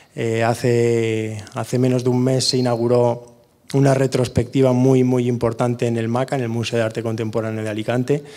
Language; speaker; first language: Spanish; non-native, local second language; Catalan